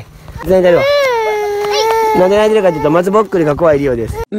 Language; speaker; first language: Japanese; native; Japanese